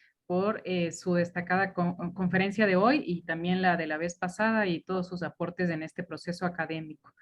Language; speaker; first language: Spanish; native; Spanish